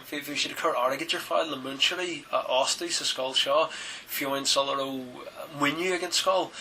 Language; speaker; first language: Irish; native; Irish